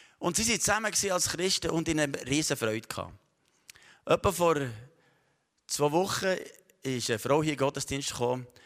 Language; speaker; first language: German; native; German